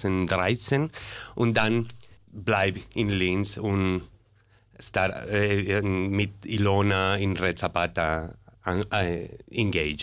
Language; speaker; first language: German; non-native, learner; Spanish